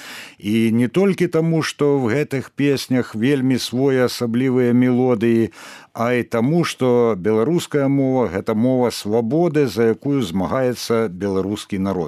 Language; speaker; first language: Ukrainian; native; Ukrainian